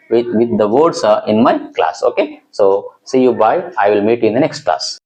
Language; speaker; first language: English; non-native, local second language; Telugu